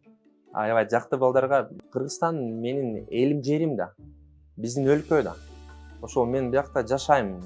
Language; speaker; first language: Kyrgyz; non-native, local second language; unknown